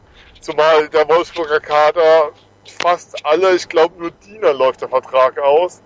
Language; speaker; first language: German; native; German